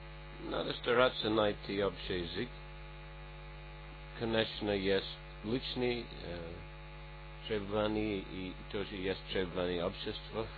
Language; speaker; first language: Russian; non-native, fluent; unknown